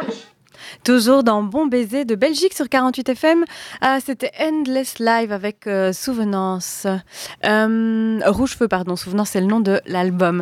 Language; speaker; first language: French; native; French